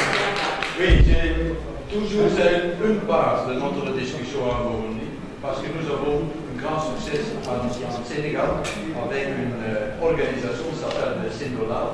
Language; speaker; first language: French; non-native, learner; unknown